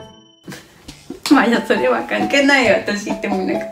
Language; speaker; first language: Japanese; non-native, fluent; Spanish